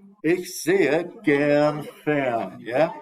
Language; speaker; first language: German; non-native, fluent; English